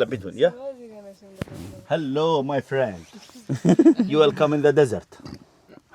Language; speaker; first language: English; non-native, learner; Arabic